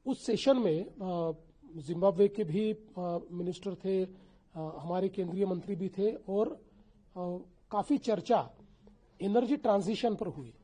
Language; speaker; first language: Hindi; non-native, local second language; Marathi